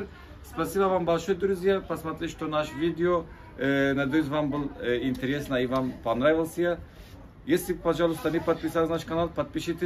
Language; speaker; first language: Russian; non-native, learner; Turkish